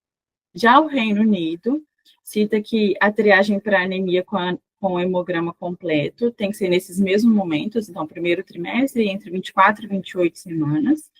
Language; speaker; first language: Portuguese; native; Portuguese